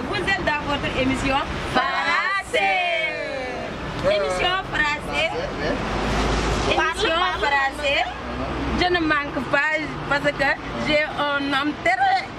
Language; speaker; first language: French; non-native, learner; Wolof